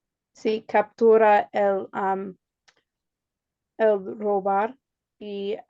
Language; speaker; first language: Spanish; non-native, learner; English